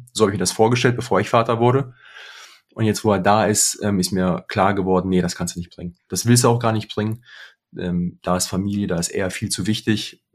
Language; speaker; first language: German; early bilingual, other home language; Russian